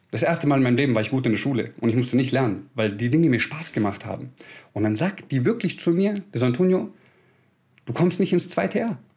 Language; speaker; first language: German; early bilingual, other home language; Croatian